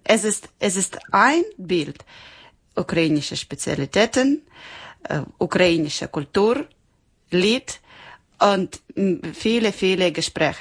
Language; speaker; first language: German; non-native, learner; Ukrainian